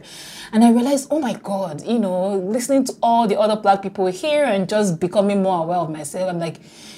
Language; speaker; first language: English; non-native, local second language; Igbo